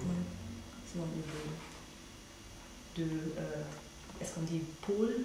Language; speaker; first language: French; non-native, fluent; German